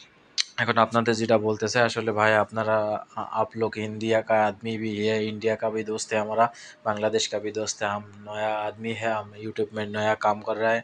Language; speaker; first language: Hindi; non-native, learner; Bangla